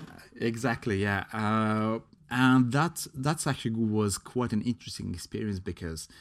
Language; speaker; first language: English; non-native, fluent; Latvian